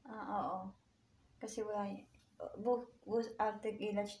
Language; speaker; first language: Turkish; non-native, learner; Filipino